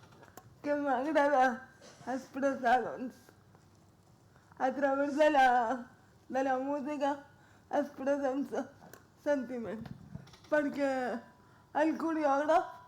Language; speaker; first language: Catalan; non-native, local second language; Spanish